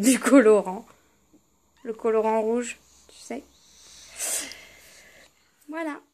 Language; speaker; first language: French; native; French